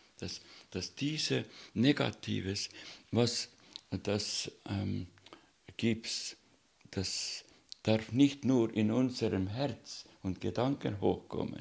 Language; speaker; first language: German; non-native, learner; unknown